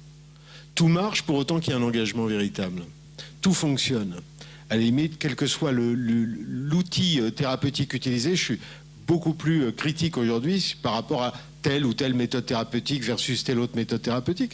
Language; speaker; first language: French; native; French